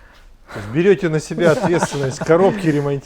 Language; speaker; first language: Russian; native; Russian